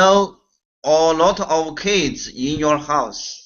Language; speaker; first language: English; non-native, learner; Chinese